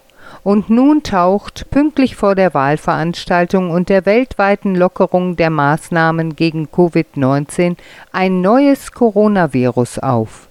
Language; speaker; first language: German; native; German